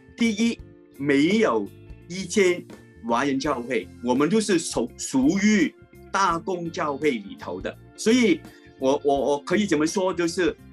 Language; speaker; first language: Chinese; non-native, local second language; Cantonese